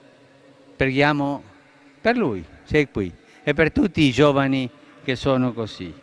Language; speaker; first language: Italian; non-native, fluent; Spanish